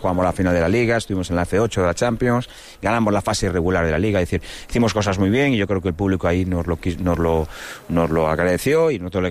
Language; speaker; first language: Spanish; native; Spanish